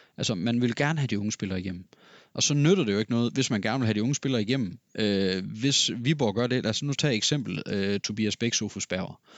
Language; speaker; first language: Danish; native; Danish